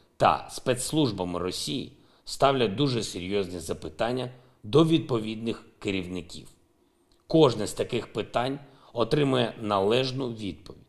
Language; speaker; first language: Ukrainian; non-native, local second language; Russian